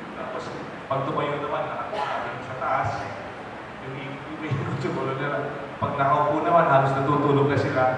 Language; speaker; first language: Filipino; non-native, local second language; Pampanga